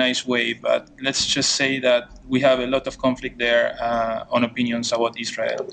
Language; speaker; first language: English; non-native, fluent; Spanish